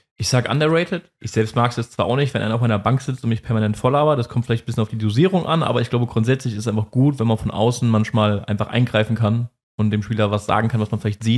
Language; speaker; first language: German; native; German